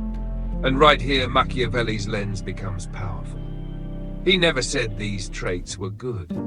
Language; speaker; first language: English; native; English